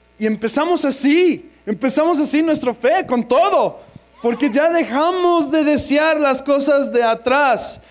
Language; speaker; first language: Spanish; non-native, fluent; English